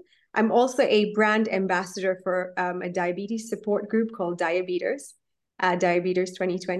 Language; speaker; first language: English; non-native, local second language; Gujarati